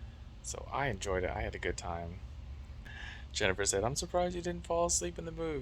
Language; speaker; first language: English; native; English